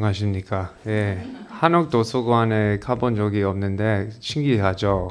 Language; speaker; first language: Korean; non-native, learner; English